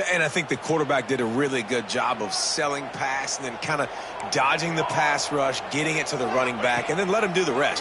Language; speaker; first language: English; native; English